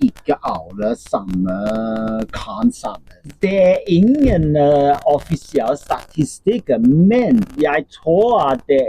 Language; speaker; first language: Norwegian; non-native, fluent; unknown